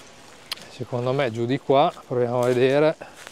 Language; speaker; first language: Italian; native; Italian